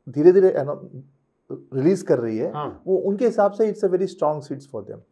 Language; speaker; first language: Hindi; non-native, local second language; Telugu